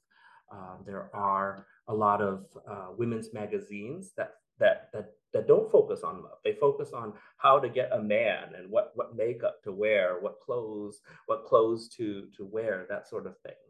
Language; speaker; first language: English; native; English